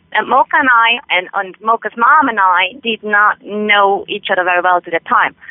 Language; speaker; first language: English; non-native, fluent; Swiss German